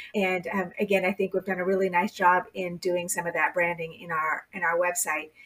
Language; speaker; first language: English; native; English